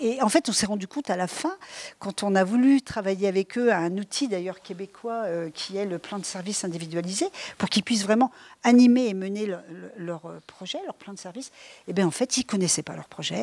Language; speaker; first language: French; native; French